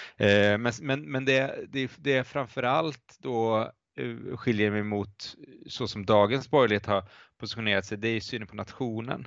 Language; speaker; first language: Swedish; native; Swedish